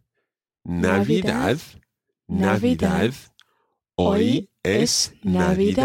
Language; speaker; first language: Spanish; non-native, fluent; English